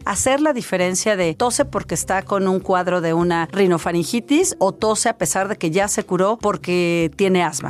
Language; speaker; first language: Spanish; native; Spanish